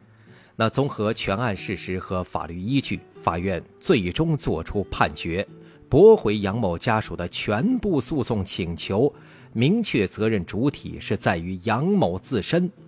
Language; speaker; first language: Chinese; native; Chinese